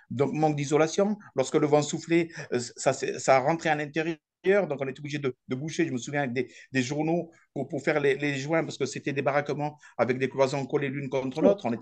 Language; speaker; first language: French; early bilingual, other home language; Arabic